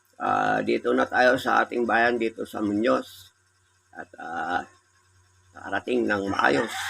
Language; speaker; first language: Filipino; native; Filipino